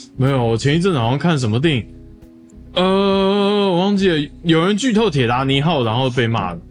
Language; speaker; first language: Chinese; native; Chinese